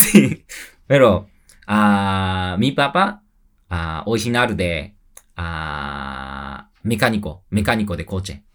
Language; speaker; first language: Spanish; non-native, learner; Japanese